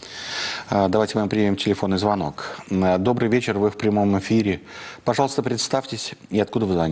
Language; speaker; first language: Russian; native; Russian